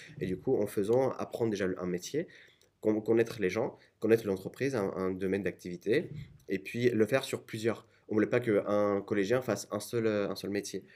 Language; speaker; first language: French; non-native, fluent; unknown